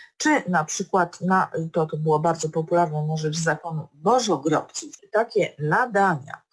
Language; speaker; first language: Polish; native; Polish